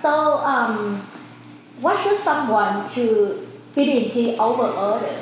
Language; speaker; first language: English; non-native, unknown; Vietnamese